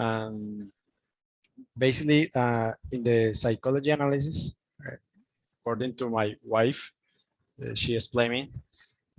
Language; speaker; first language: English; non-native, learner; Spanish